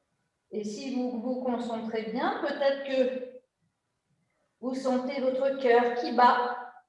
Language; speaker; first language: French; native; French